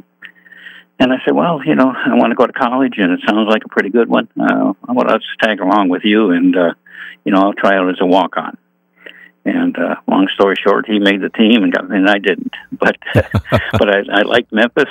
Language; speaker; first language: English; native; English